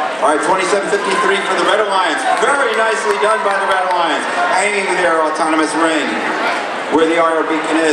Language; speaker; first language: English; native; English